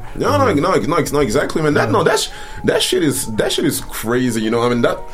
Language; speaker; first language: English; early bilingual, other home language; French